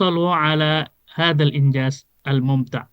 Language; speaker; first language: Arabic; non-native, fluent; Indonesian